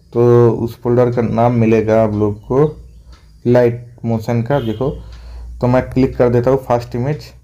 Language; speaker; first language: Hindi; non-native, local second language; Bangla